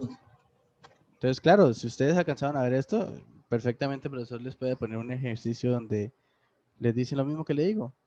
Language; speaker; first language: Spanish; native; Spanish